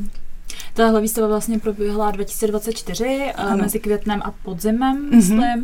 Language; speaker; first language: Czech; native; Czech